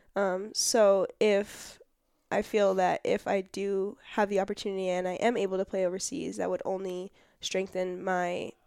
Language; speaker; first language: English; native; English